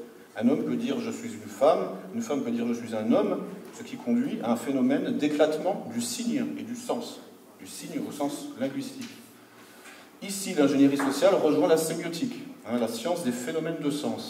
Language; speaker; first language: French; native; French